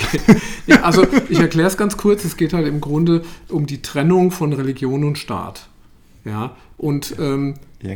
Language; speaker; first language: German; native; German